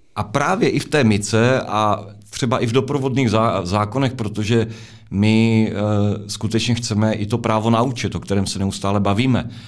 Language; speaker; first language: Czech; native; Czech